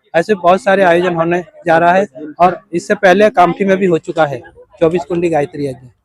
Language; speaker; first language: Hindi; non-native, local second language; Marathi